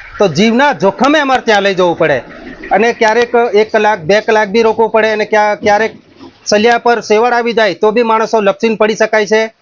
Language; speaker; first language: Gujarati; non-native, local second language; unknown